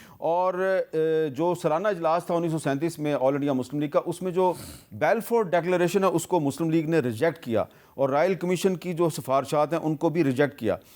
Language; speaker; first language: Urdu; native; Urdu